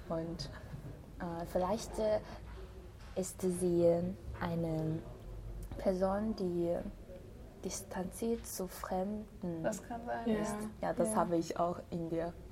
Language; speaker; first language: German; non-native, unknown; Chinese